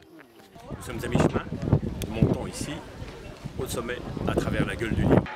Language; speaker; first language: French; native; French